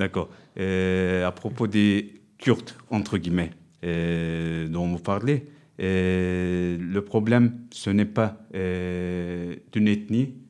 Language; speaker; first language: French; non-native, fluent; Turkish